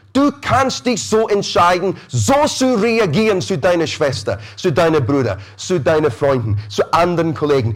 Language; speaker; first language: German; non-native, fluent; English